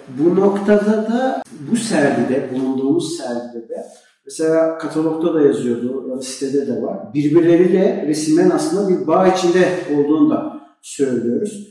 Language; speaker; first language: Turkish; native; Turkish